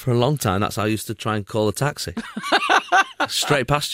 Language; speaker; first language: English; native; English